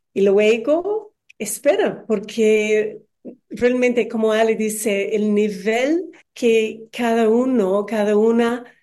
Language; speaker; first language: Spanish; non-native, fluent; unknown